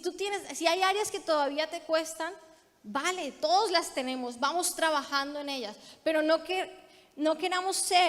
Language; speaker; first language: Spanish; native; Spanish